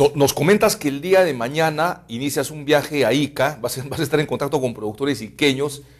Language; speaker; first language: Spanish; native; Spanish